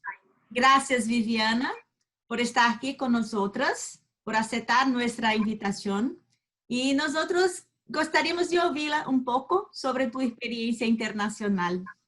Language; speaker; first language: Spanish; non-native, learner; Portuguese